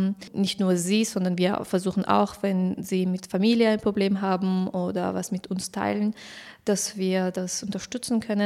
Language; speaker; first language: German; non-native, fluent; Persian